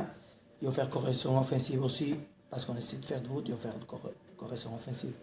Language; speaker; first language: French; non-native, learner; Portuguese